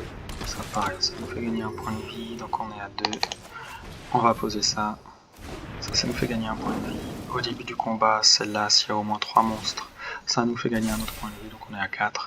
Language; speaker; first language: French; native; French